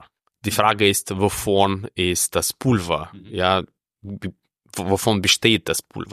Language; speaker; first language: German; non-native, fluent; Russian